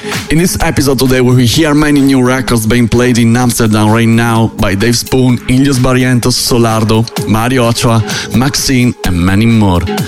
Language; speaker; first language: English; non-native, fluent; Italian